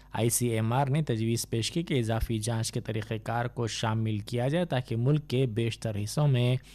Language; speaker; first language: Urdu; native; Urdu